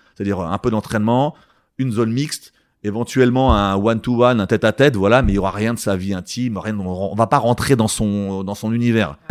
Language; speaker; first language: French; native; French